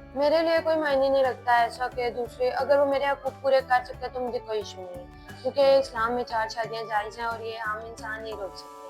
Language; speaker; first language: Urdu; native; Urdu